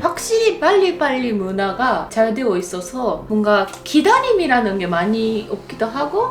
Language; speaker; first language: Korean; non-native, fluent; Japanese